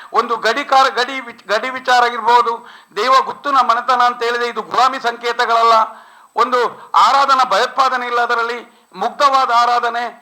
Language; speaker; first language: Kannada; non-native, local second language; Tulu